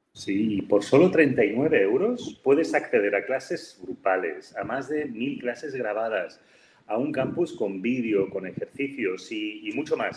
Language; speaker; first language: Spanish; native; Spanish